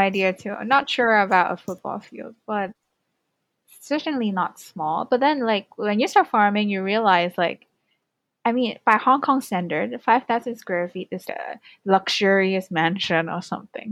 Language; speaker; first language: English; non-native, local second language; Cantonese